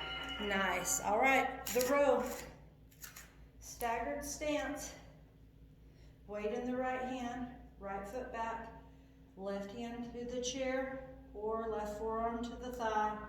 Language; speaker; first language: English; native; English